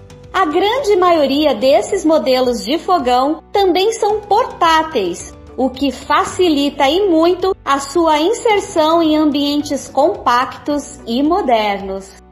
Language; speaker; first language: Portuguese; native; Portuguese